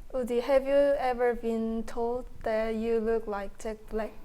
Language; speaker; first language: English; non-native, fluent; Korean